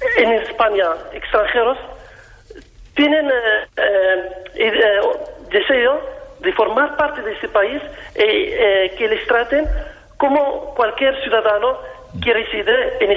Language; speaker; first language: Spanish; non-native, fluent; Arabic